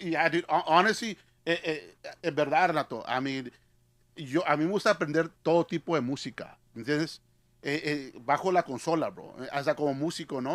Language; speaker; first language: Spanish; early bilingual, other home language; English